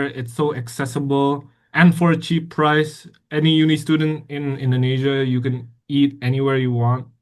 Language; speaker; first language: English; non-native, fluent; Indonesian